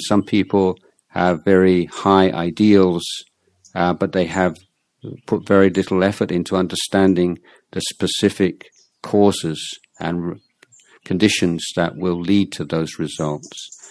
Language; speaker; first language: English; native; English